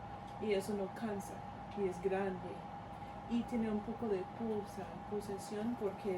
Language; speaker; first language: Spanish; early bilingual, heritage; Spanish